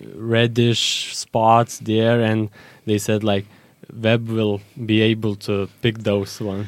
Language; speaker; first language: English; non-native, fluent; Lithuanian